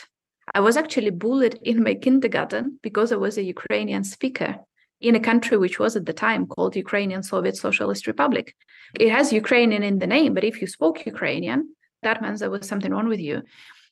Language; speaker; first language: English; non-native, fluent; Ukrainian